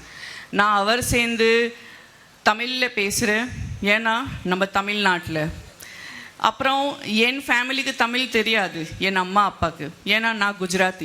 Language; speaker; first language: Tamil; non-native, local second language; Gujarati